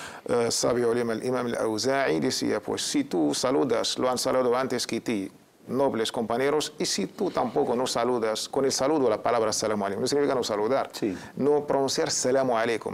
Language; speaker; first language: Spanish; native; Spanish